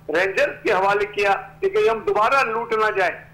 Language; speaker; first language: Urdu; native; Urdu